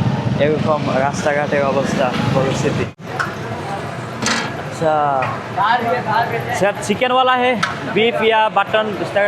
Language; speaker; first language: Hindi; non-native, learner; Bangla